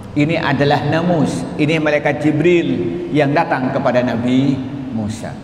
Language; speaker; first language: Indonesian; non-native, local second language; Madurese